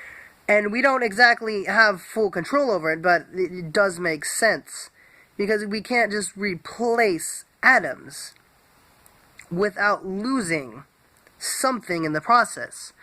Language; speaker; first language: English; native; English